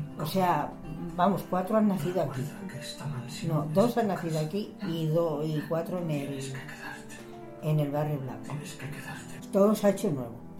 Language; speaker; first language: Spanish; native; Spanish